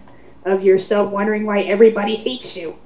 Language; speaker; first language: English; native; English